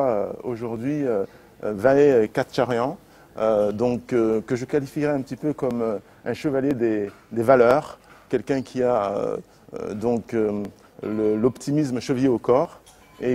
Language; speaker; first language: French; native; French